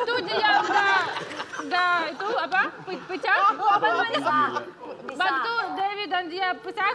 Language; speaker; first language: Indonesian; non-native, learner; Russian